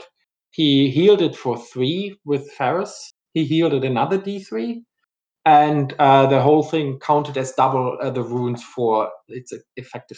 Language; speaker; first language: English; non-native, fluent; German